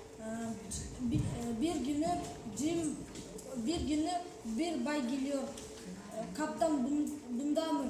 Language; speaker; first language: Turkish; non-native, learner; Kazakh